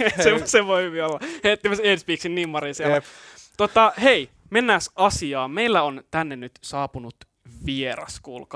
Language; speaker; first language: Finnish; native; Finnish